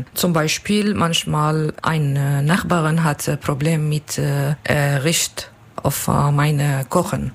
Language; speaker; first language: German; non-native, learner; Kurdish